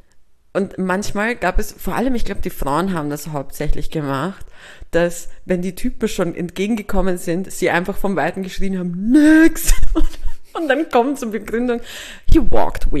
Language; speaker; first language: German; native; German